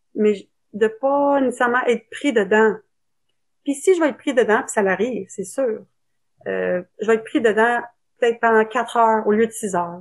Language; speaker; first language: French; native; French